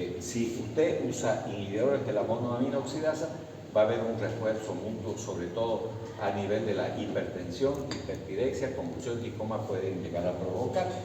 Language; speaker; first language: Spanish; native; Spanish